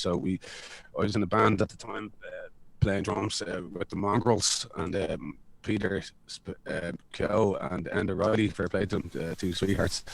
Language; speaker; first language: English; native; English